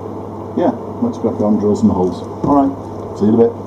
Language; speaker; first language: English; native; English